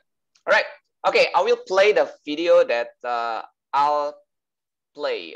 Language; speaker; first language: English; non-native, learner; Indonesian